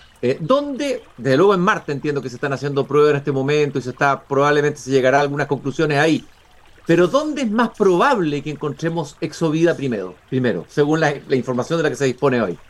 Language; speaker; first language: Spanish; native; Spanish